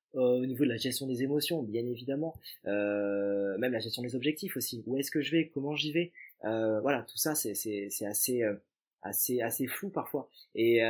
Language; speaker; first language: French; native; French